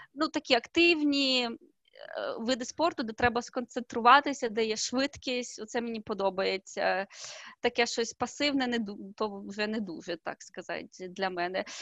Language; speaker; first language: Ukrainian; native; Ukrainian